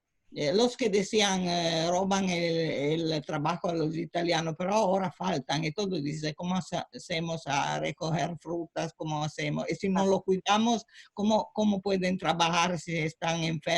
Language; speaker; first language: Spanish; non-native, fluent; Italian